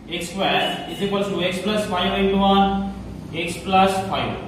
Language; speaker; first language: English; non-native, local second language; Marathi